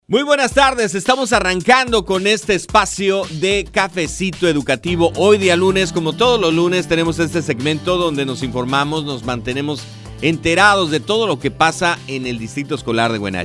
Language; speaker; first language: Spanish; native; Spanish